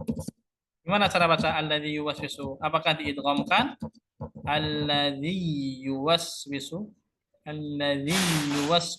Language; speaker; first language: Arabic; non-native, fluent; Indonesian